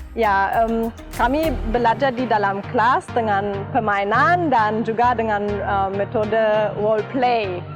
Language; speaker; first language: Indonesian; non-native, learner; German